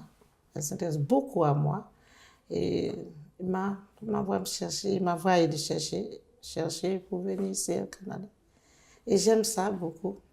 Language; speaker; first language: French; non-native, learner; Haitian Creole